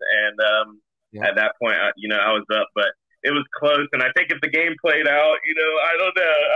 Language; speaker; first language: English; native; English